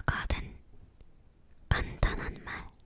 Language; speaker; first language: Korean; non-native, learner; English